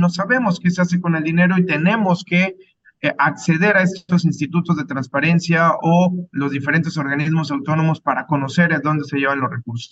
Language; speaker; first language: Spanish; native; Spanish